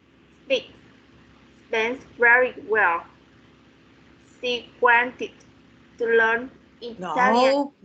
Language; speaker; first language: English; non-native, learner; Vietnamese